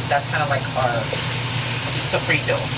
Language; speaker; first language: English; non-native, local second language; Filipino